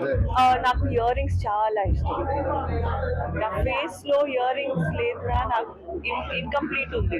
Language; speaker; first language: Telugu; non-native, learner; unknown